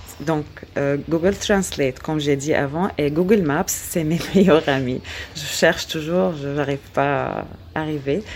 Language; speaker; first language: French; non-native, learner; Arabic